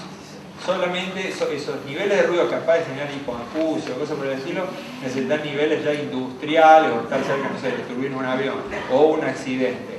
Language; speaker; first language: Spanish; native; Spanish